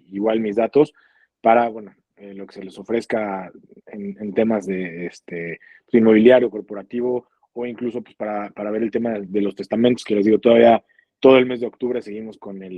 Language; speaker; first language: Spanish; native; Spanish